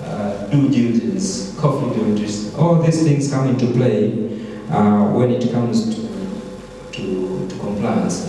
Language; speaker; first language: English; non-native, local second language; Swahili